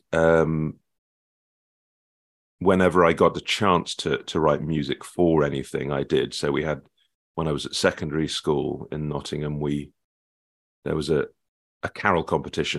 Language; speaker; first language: English; native; English